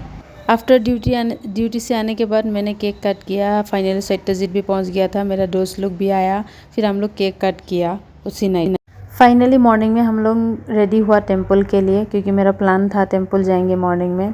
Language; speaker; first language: Hindi; non-native, local second language; Assamese